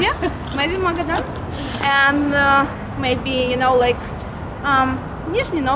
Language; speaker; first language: English; non-native, fluent; Russian